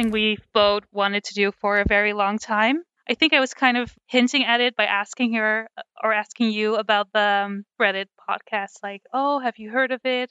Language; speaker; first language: English; non-native, fluent; Dutch